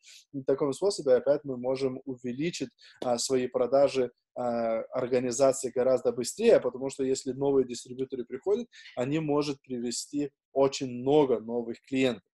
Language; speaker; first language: Russian; non-native, fluent; Lithuanian